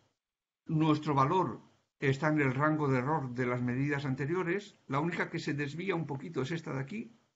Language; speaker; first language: Spanish; native; Spanish